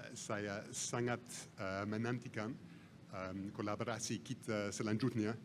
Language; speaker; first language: Indonesian; non-native, fluent; English